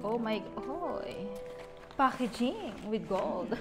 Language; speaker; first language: English; non-native, local second language; Filipino